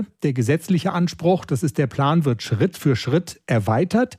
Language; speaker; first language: German; native; German